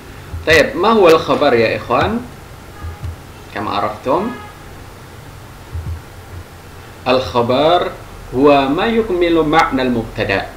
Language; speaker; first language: Arabic; non-native, fluent; Indonesian